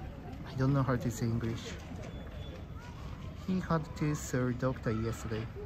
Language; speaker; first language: English; non-native, learner; Japanese